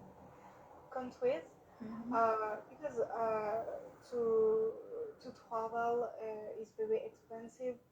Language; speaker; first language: English; non-native, learner; French